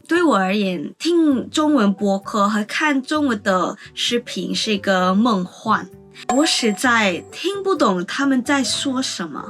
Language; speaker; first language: Chinese; non-native, fluent; English